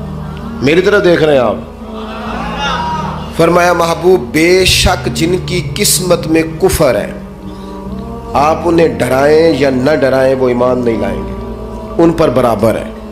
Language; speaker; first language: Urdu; non-native, local second language; Punjabi